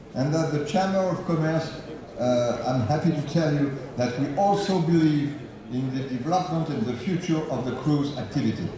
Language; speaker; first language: English; non-native, fluent; French